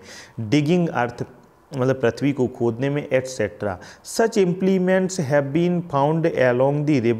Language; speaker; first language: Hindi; native; Hindi